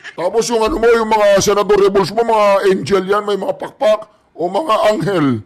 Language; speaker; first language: Filipino; native; Filipino